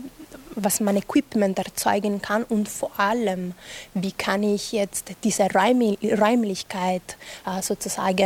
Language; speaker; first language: German; non-native, fluent; Italian